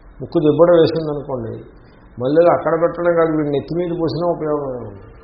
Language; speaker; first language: Telugu; native; Telugu